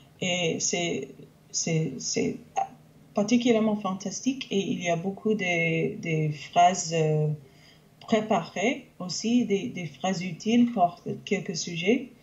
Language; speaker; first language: French; non-native, local second language; English